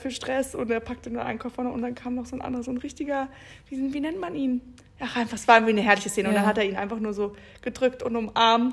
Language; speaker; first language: German; native; German